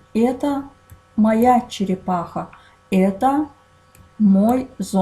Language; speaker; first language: Russian; non-native, fluent; Azerbaijani